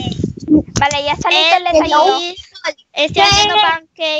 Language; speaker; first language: Spanish; native; Spanish